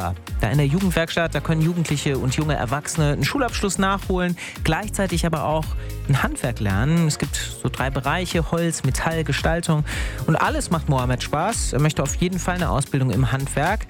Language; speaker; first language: German; native; German